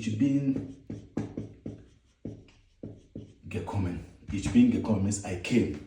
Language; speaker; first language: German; non-native, fluent; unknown